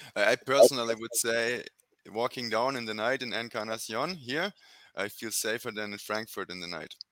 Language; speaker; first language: English; non-native, fluent; German